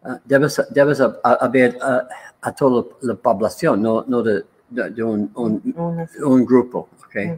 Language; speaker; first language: Spanish; non-native, learner; English